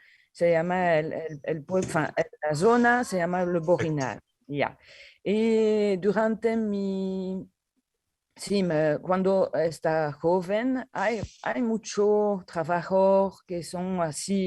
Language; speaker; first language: Spanish; non-native, learner; French